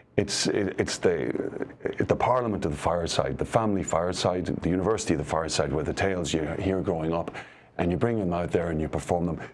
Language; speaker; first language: English; native; English